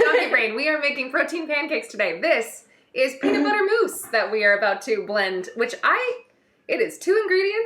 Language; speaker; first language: English; native; English